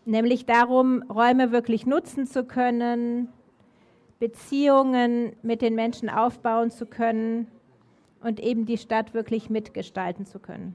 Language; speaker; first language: German; native; German